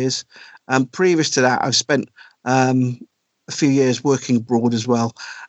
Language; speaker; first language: English; native; English